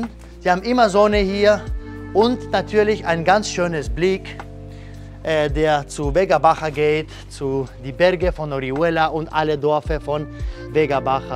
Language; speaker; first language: German; non-native, learner; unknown